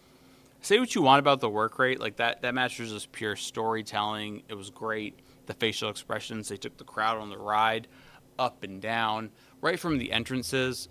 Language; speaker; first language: English; native; English